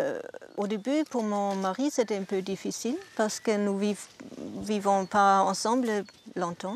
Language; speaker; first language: French; non-native, learner; German